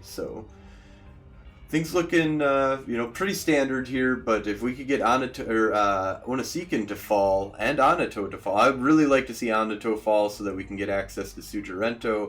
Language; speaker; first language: English; native; English